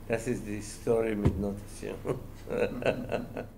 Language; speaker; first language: German; non-native, fluent; Spanish